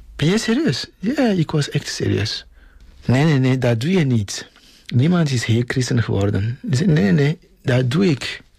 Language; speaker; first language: Dutch; non-native, fluent; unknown